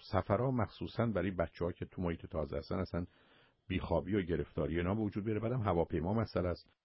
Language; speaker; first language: Persian; native; Persian